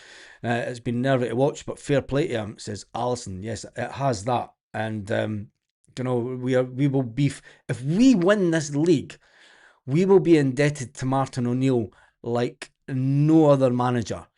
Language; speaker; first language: English; native; English